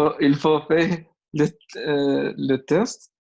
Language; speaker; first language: French; non-native, learner; Albanian